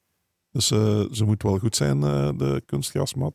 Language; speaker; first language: Dutch; native; Dutch